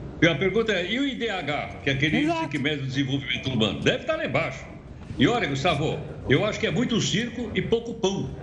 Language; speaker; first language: Portuguese; native; Portuguese